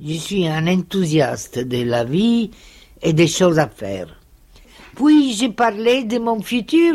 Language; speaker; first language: French; non-native, fluent; Italian